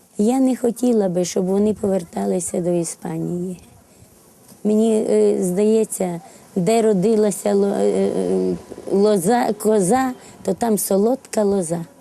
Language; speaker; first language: Ukrainian; native; Ukrainian